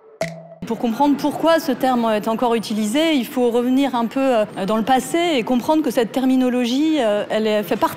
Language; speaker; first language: French; native; French